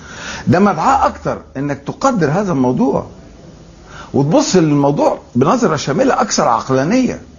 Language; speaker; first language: Arabic; native; Arabic